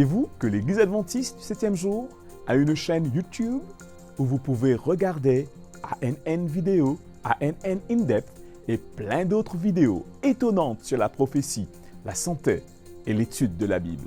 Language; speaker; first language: French; native; French